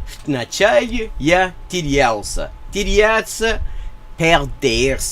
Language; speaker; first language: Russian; non-native, learner; English